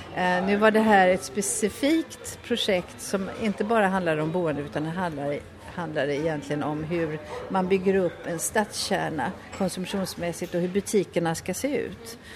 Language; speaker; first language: Swedish; native; Swedish